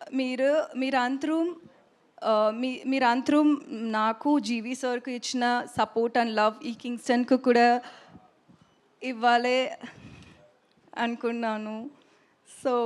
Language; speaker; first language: Telugu; non-native, learner; Tamil